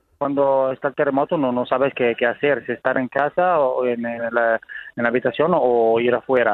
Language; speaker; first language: Spanish; non-native, learner; Italian